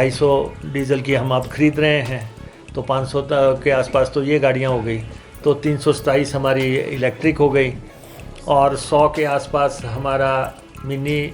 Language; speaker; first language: Hindi; native; Hindi